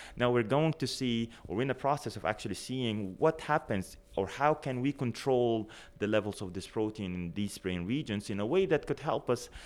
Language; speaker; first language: English; non-native, fluent; Arabic